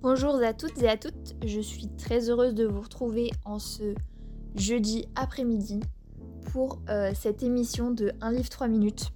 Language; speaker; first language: French; native; French